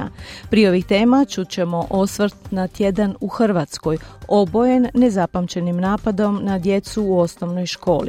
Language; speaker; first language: Croatian; native; Croatian